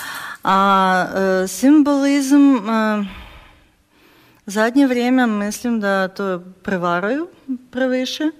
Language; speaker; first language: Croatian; non-native, learner; Ukrainian